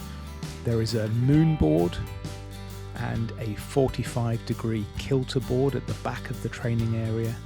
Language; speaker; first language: English; native; English